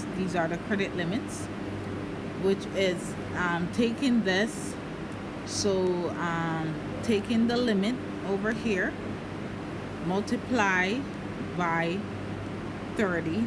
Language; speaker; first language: English; native; English